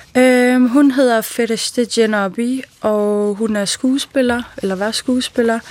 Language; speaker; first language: Danish; early bilingual, other home language; Persian